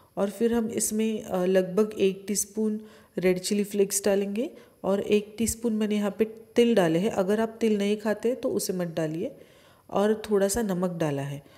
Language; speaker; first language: Hindi; non-native, local second language; Marathi